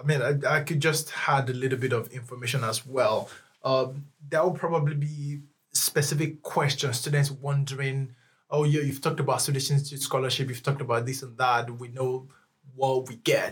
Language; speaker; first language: English; non-native, local second language; Yoruba